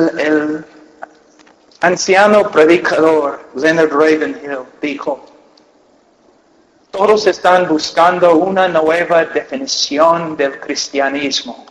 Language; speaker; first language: Spanish; non-native, fluent; English